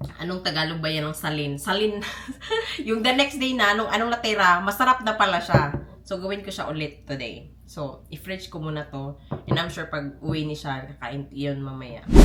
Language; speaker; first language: Filipino; non-native, local second language; Cebuano